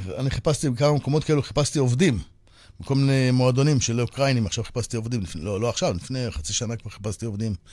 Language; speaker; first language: Hebrew; native; Hebrew